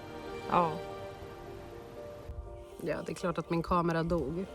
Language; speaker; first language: Swedish; native; Swedish